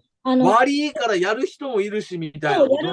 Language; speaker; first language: Japanese; native; Japanese